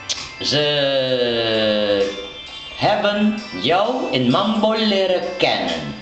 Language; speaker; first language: Dutch; non-native, local second language; Papiamento